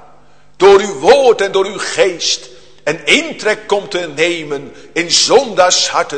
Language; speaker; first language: Dutch; native; Dutch